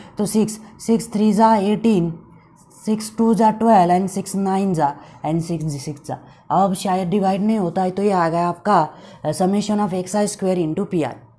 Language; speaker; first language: Hindi; non-native, local second language; Marathi